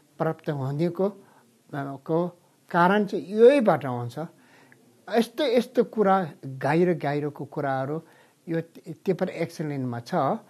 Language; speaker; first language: Nepali; non-native, fluent; Tibetan